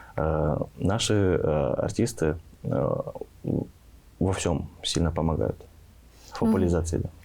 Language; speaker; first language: Russian; non-native, local second language; Tuvinian